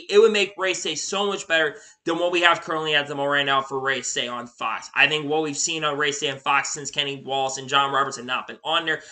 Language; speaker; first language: English; native; English